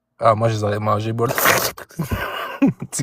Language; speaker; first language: French; native; French